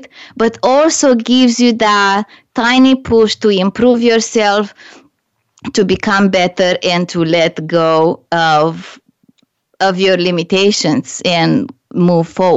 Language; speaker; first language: English; non-native, fluent; Romanian